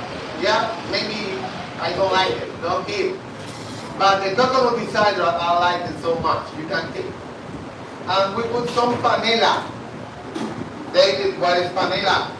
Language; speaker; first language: English; non-native, learner; Spanish